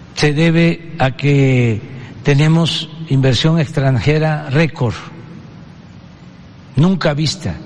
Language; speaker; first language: Spanish; native; Spanish